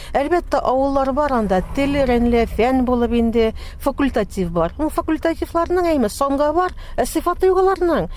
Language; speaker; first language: Tatar; native; Tatar